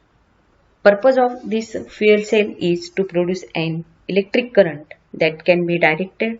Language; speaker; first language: English; non-native, local second language; Marathi